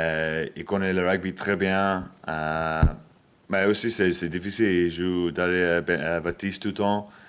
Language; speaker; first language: French; non-native, fluent; English